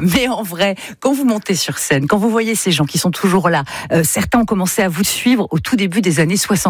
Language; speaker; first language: French; native; French